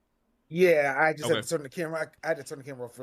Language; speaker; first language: English; native; English